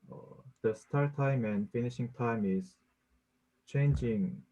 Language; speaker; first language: English; non-native, learner; Korean